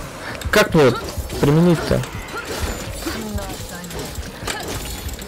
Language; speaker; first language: Russian; native; Russian